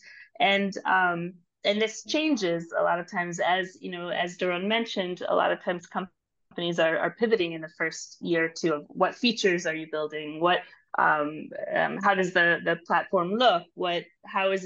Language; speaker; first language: English; native; English